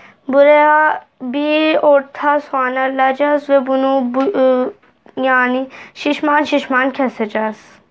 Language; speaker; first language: Turkish; non-native, learner; Urdu